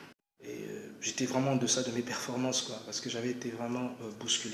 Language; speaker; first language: French; non-native, local second language; Lingala